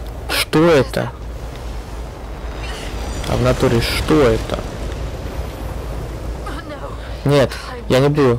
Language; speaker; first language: Russian; native; Russian